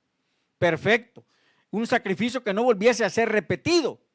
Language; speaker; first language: Spanish; native; Spanish